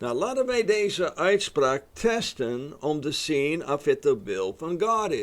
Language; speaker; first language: Dutch; non-native, fluent; English